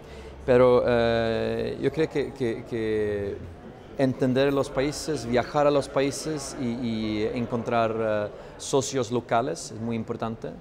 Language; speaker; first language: Spanish; non-native, fluent; Swedish